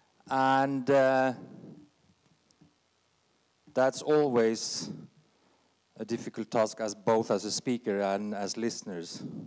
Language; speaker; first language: English; non-native, fluent; Norwegian